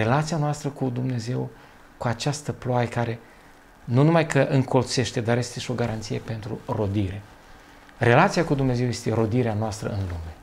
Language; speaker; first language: Romanian; native; Romanian